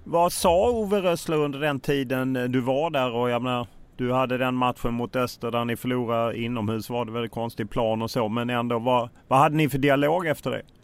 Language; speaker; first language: Swedish; native; Swedish